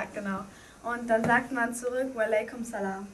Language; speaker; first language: German; early bilingual, other home language; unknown